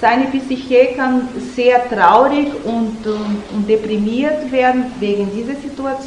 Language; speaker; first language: German; non-native, learner; Portuguese